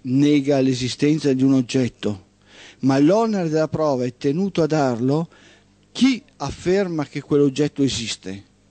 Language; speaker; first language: Italian; native; Italian